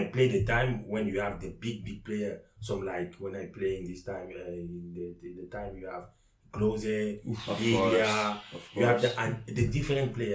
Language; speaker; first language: English; non-native, learner; French